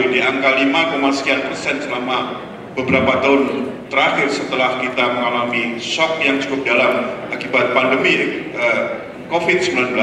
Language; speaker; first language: Indonesian; native; Indonesian